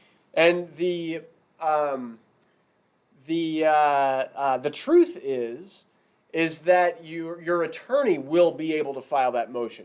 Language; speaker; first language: English; native; English